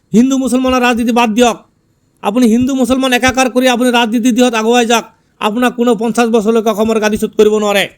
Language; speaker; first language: Assamese; non-native, local second language; Bangla